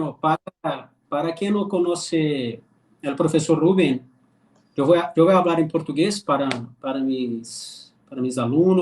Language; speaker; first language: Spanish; non-native, learner; Portuguese